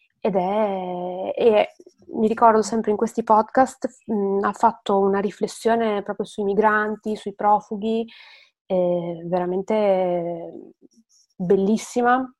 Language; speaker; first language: Italian; early bilingual, other home language; Arabic